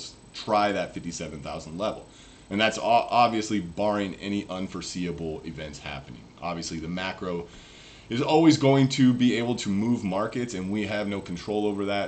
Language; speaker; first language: English; native; English